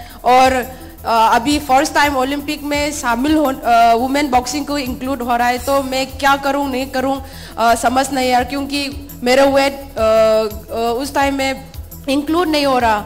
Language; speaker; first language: Hindi; non-native, local second language; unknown